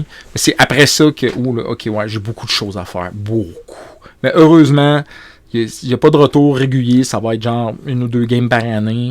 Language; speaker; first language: French; native; French